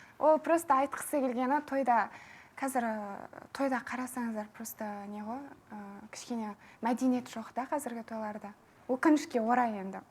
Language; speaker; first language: Kazakh; native; Kazakh